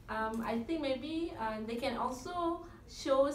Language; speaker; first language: English; non-native, local second language; Malay